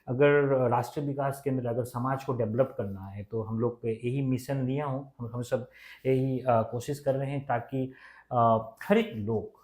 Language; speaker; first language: Hindi; non-native, local second language; Bangla